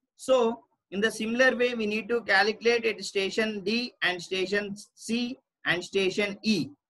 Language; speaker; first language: English; non-native, local second language; Telugu